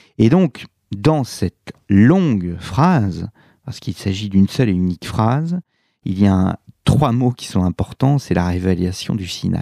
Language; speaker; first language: French; native; French